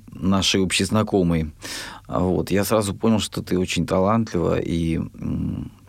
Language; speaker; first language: Russian; native; Russian